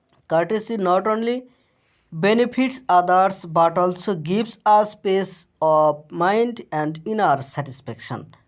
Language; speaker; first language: English; non-native, local second language; Bangla